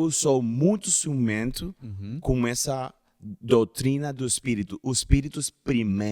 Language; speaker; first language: Portuguese; non-native, learner; Spanish